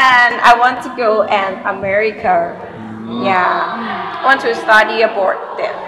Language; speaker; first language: English; non-native, learner; Thai